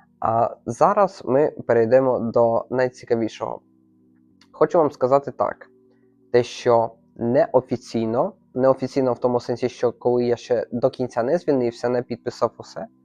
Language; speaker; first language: Ukrainian; native; Ukrainian